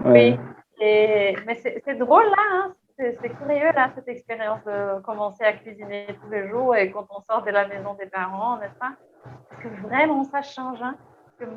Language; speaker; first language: French; non-native, fluent; Portuguese